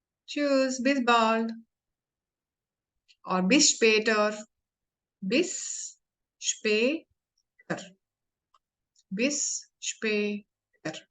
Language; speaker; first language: German; non-native, learner; Hindi